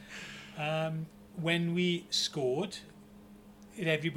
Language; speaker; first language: English; native; English